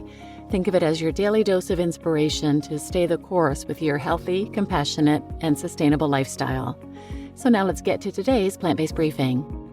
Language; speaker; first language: English; native; English